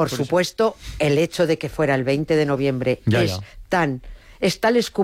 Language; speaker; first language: Spanish; native; Spanish